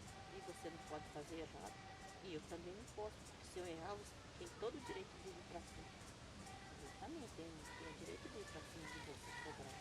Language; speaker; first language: Portuguese; non-native, local second language; Guarani